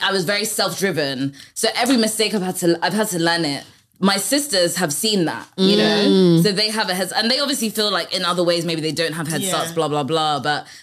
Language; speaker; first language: English; native; English